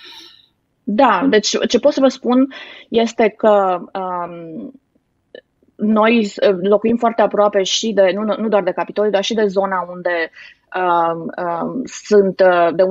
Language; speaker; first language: Romanian; native; Romanian